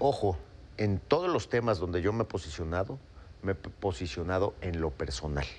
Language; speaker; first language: Spanish; native; Spanish